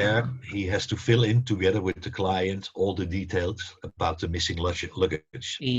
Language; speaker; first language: English; non-native, fluent; Dutch